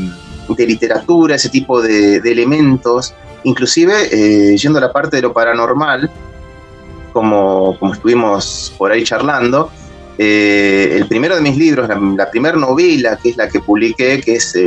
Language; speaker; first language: Spanish; native; Spanish